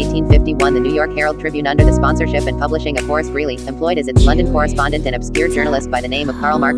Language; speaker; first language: English; native; English